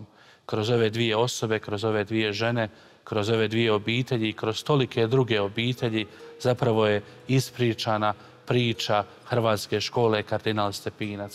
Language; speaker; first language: Croatian; native; Croatian